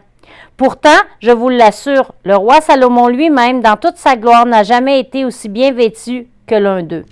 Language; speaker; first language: French; native; French